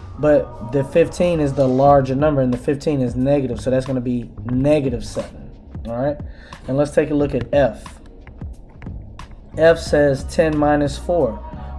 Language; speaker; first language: English; native; English